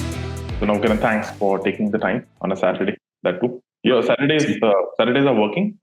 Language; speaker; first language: English; non-native, local second language; Hindi